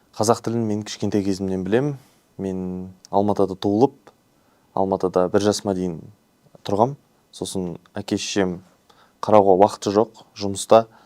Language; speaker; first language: Kazakh; non-native, local second language; Uyghur